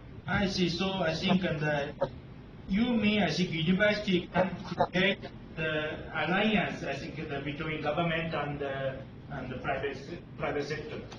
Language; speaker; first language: English; non-native, fluent; Japanese